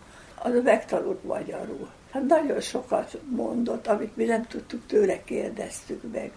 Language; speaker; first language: Hungarian; native; Hungarian